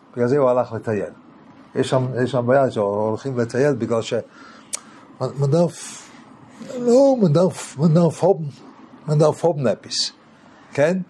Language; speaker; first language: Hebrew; non-native, fluent; English